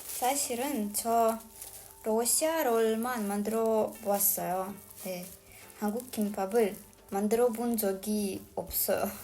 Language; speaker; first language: Korean; non-native, fluent; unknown